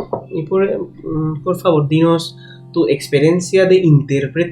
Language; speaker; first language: Spanish; non-native, learner; Bangla